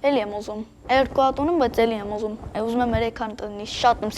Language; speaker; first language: Armenian; early bilingual, heritage; Armenian